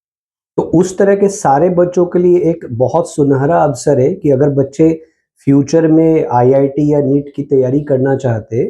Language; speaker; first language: Hindi; native; Hindi